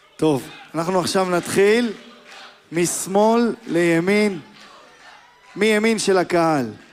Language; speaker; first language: Hebrew; native; Hebrew